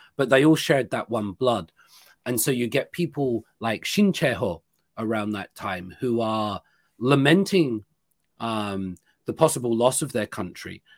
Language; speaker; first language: English; native; English